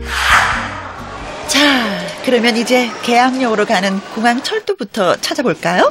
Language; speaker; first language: Korean; native; Korean